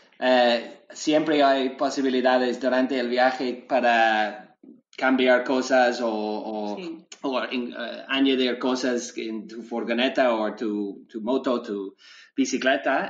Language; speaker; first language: Spanish; non-native, learner; English